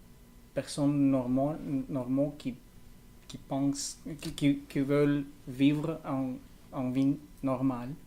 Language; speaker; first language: French; non-native, learner; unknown